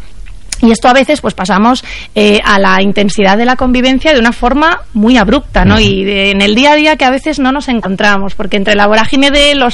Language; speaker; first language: Spanish; native; Spanish